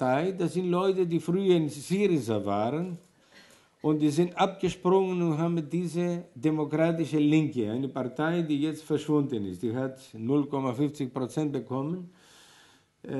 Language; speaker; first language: German; non-native, fluent; Greek